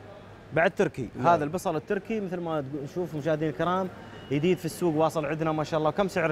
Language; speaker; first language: Arabic; native; Arabic